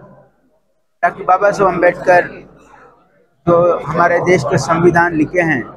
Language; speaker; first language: Hindi; non-native, local second language; Kannada